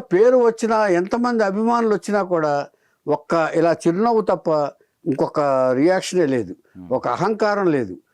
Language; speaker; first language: Telugu; native; Telugu